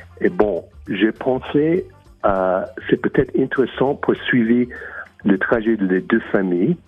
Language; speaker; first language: French; non-native, fluent; English